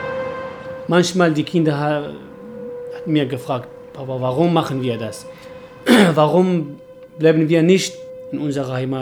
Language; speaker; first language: German; non-native, learner; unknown